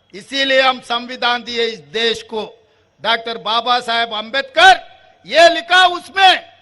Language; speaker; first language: Hindi; non-native, local second language; Telugu